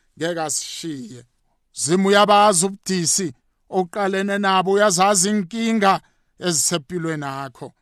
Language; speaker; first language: Zulu; native; Zulu